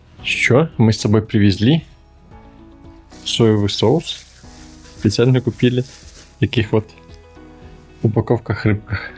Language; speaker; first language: Russian; native; Russian